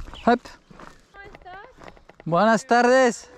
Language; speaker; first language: Spanish; non-native, learner; French